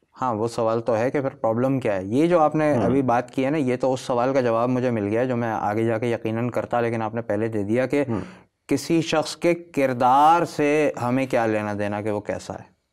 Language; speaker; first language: Urdu; native; Urdu